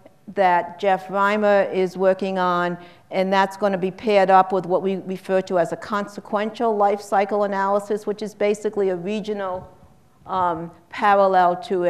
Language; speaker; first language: English; native; English